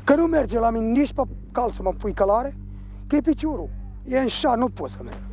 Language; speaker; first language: Romanian; native; Romanian